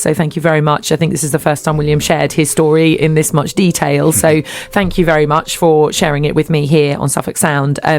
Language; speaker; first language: English; native; English